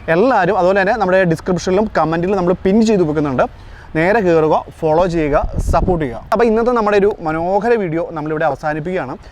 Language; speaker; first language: Malayalam; native; Malayalam